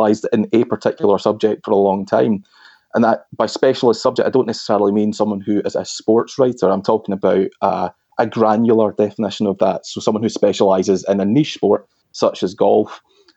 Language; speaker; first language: English; native; English